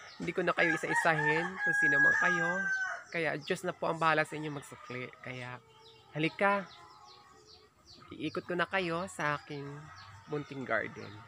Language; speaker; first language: Filipino; native; Filipino